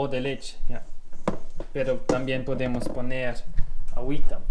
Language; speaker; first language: Spanish; non-native, learner; German